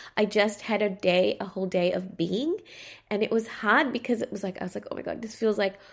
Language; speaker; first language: English; native; English